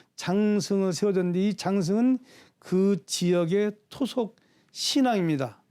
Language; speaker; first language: Korean; native; Korean